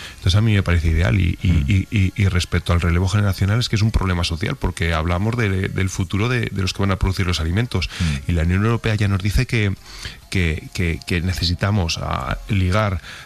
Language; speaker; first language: Spanish; native; Spanish